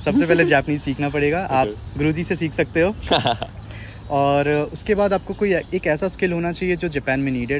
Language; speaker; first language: Hindi; native; Hindi